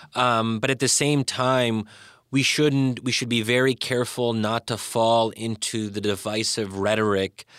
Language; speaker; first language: English; native; English